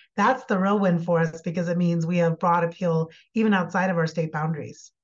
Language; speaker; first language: English; native; English